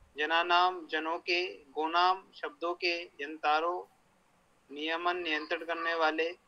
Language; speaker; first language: Hindi; native; Hindi